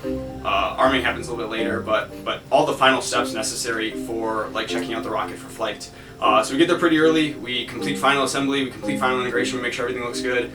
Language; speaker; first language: English; native; English